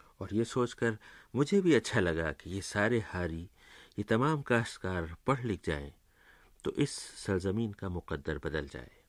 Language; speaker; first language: Urdu; native; Urdu